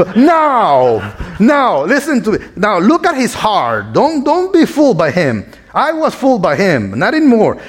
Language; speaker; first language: English; non-native, fluent; Spanish